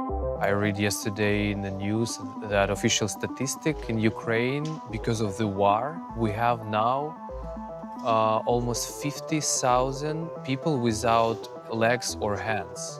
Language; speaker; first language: English; non-native, fluent; Ukrainian